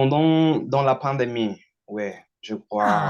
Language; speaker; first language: French; non-native, learner; Portuguese